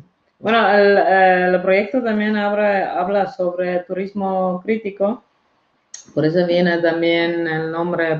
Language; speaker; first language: Spanish; non-native, fluent; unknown